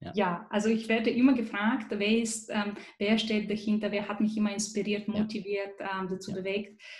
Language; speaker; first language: German; non-native, fluent; Bulgarian